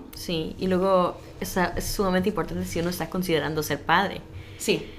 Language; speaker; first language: Spanish; early bilingual, heritage; Spanish